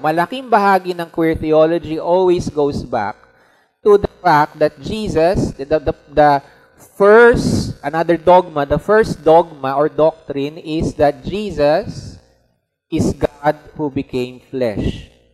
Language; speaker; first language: English; non-native, local second language; Filipino